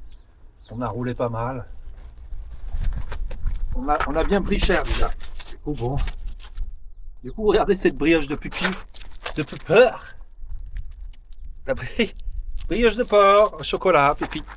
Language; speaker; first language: French; native; French